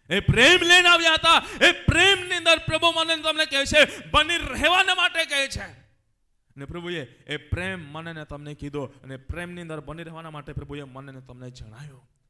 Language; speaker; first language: Gujarati; non-native, local second language; Gamit